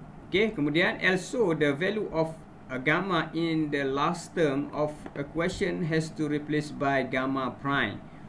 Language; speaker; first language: English; non-native, local second language; Malay